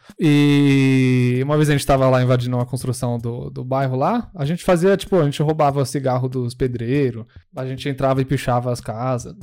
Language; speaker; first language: Portuguese; early bilingual, other home language; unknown